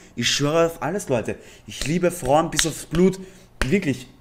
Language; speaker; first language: German; native; German